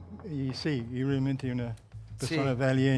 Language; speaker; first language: Spanish; non-native, fluent; English